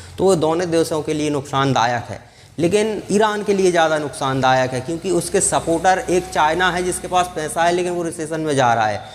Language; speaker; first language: Hindi; native; Hindi